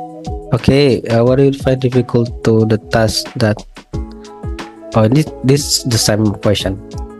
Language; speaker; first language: English; non-native, learner; Indonesian